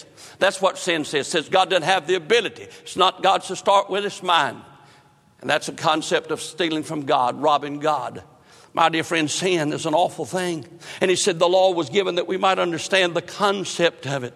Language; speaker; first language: English; native; English